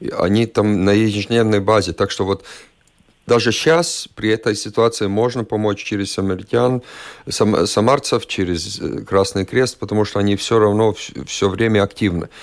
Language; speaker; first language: Russian; non-native, local second language; Latvian